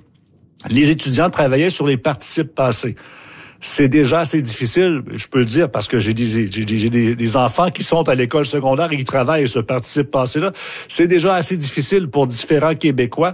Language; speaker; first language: French; native; French